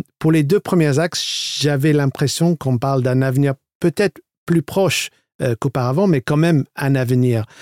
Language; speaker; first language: French; non-native, fluent; English